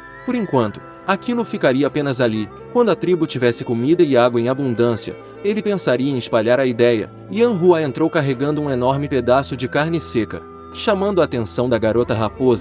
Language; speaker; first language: Portuguese; native; Portuguese